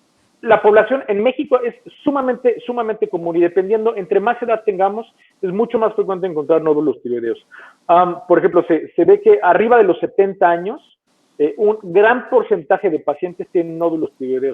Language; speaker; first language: Spanish; native; Spanish